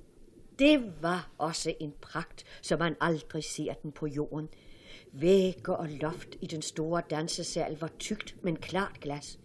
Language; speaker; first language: Danish; native; Danish